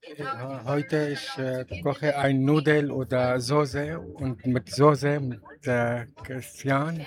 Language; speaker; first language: German; non-native, learner; Arabic